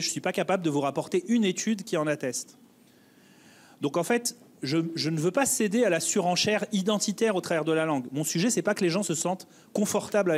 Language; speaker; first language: French; native; French